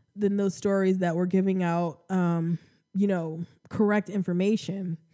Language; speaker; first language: English; native; English